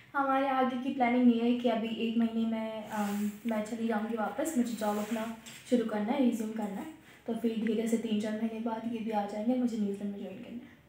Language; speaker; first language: Hindi; early bilingual, heritage; Hindi